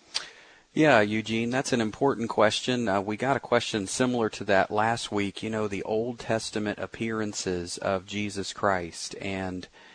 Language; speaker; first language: English; native; English